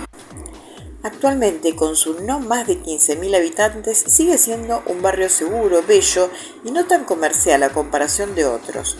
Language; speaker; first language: Spanish; native; Spanish